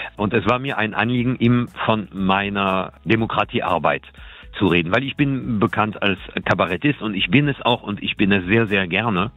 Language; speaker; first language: German; non-native, fluent; French